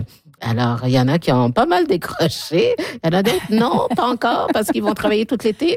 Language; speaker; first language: French; native; French